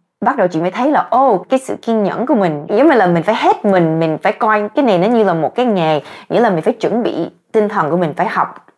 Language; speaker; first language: Vietnamese; early bilingual, heritage; Vietnamese